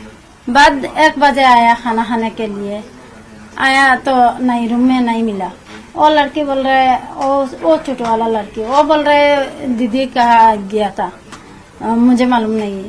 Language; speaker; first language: Hindi; non-native, local second language; Bangla